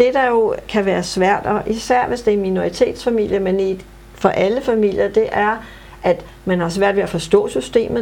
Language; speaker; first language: Danish; native; Danish